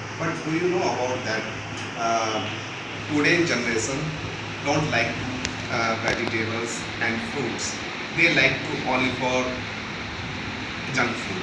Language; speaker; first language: English; non-native, local second language; Hindi